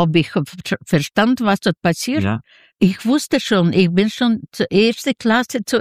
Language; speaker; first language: German; non-native, fluent; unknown